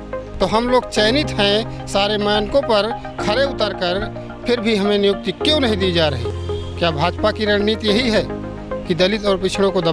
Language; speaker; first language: Hindi; native; Hindi